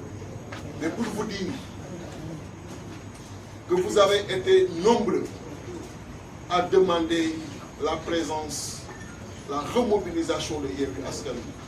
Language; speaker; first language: French; non-native, local second language; Wolof